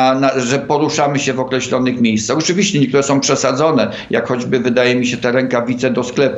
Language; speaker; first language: Polish; native; Polish